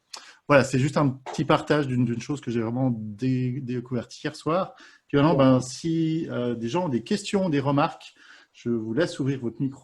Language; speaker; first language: French; native; French